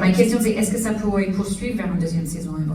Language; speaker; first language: French; native; French